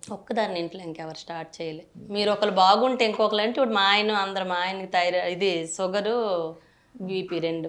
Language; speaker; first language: Telugu; native; Telugu